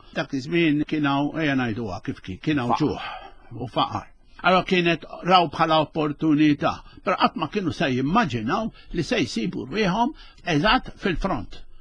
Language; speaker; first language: Maltese; early bilingual, other home language; Spanish